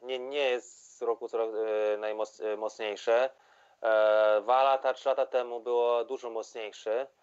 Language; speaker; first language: Polish; non-native, fluent; Chinese